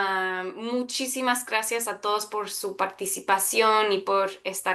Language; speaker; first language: Spanish; early bilingual, heritage; Spanish